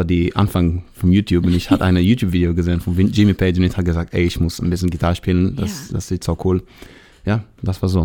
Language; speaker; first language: German; non-native, fluent; Hebrew